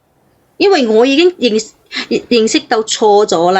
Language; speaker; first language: Cantonese; native; Cantonese